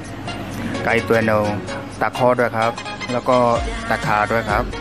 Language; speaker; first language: Thai; non-native, fluent; Burmese